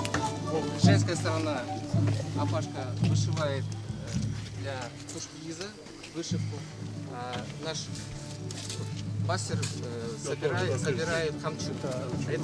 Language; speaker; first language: Russian; non-native, local second language; Kyrgyz